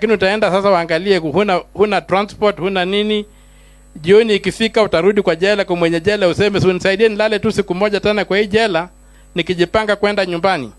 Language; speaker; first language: Swahili; non-native, local second language; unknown